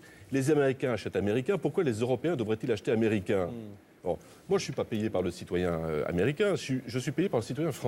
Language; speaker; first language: French; native; French